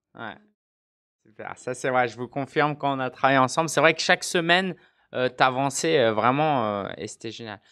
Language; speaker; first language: French; native; French